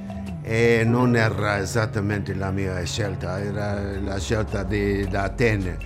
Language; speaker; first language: Italian; non-native, learner; English